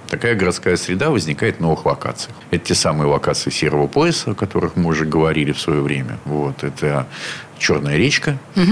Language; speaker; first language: Russian; native; Russian